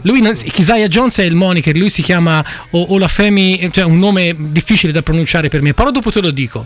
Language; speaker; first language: Italian; native; Italian